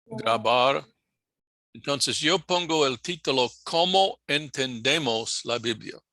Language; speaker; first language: Spanish; non-native, fluent; English